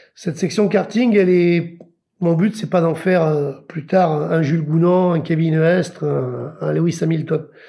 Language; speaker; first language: French; native; French